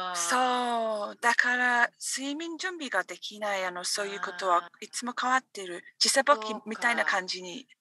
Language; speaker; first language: Japanese; non-native, learner; English